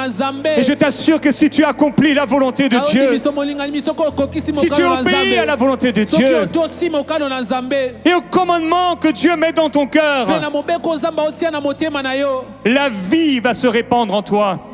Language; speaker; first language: French; native; French